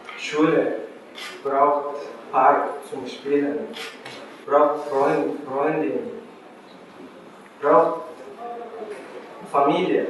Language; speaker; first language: German; non-native, learner; Arabic